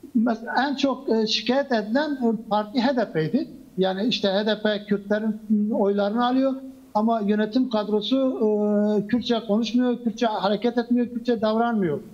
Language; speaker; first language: Turkish; non-native, local second language; Kurdish